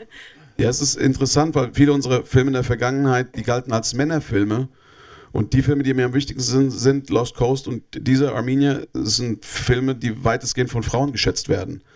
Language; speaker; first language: German; native; German